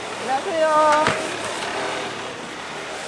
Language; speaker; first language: Korean; native; Korean